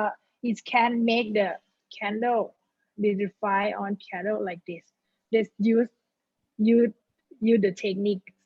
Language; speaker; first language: English; non-native, learner; Thai